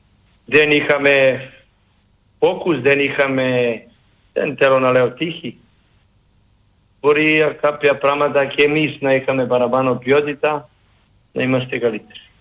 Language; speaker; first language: Greek; non-native, learner; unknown